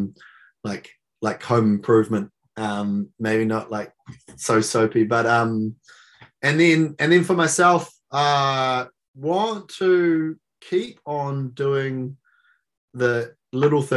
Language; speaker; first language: English; native; English